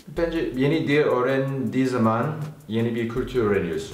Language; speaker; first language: Turkish; non-native, learner; Korean